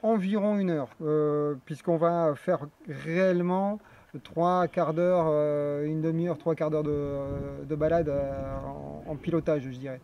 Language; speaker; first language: French; native; French